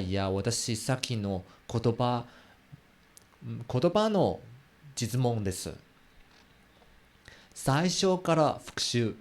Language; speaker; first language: Japanese; non-native, learner; Chinese